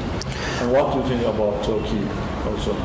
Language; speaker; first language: English; non-native, learner; Turkish